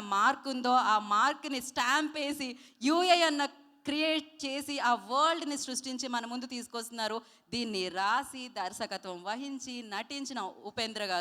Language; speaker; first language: Telugu; native; Telugu